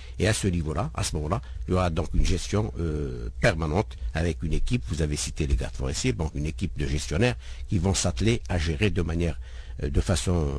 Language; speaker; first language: French; non-native, local second language; Arabic